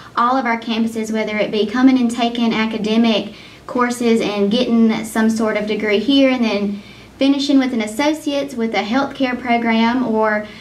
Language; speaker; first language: English; native; English